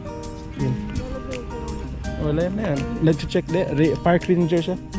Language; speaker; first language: Filipino; non-native, local second language; Cebuano